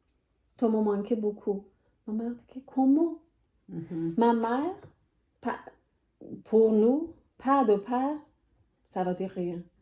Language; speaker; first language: French; non-native, learner; Persian